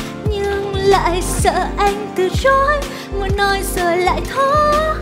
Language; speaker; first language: Vietnamese; native; Vietnamese